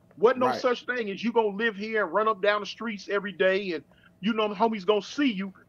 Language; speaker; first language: English; native; English